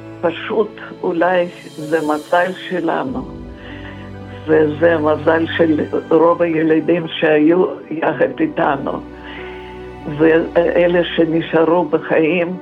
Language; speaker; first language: Hebrew; non-native, fluent; Russian